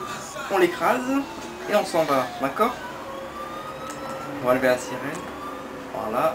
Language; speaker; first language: French; native; French